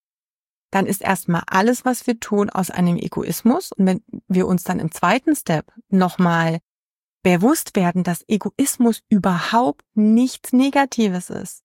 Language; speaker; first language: German; native; German